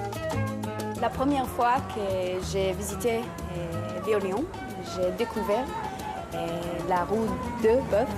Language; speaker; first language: French; non-native, learner; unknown